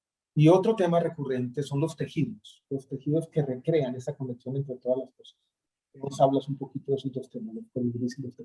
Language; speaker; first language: Spanish; native; Spanish